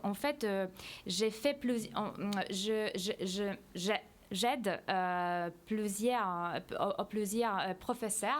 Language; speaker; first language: French; non-native, fluent; Polish